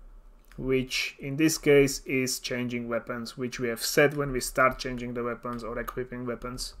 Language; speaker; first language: English; non-native, fluent; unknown